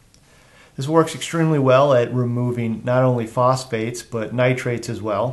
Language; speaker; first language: English; native; English